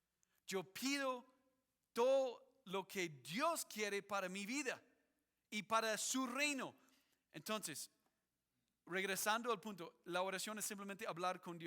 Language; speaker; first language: Spanish; non-native, fluent; English